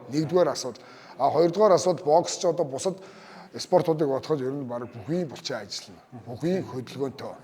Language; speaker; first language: Mongolian; native; Mongolian